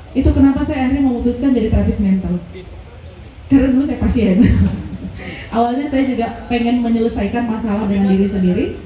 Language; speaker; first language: Indonesian; native; Indonesian